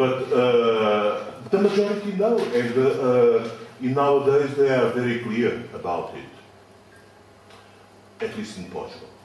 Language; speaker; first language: English; non-native, fluent; Portuguese